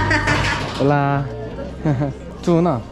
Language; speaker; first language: Spanish; non-native, learner; Korean